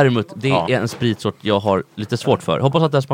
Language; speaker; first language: Swedish; native; Swedish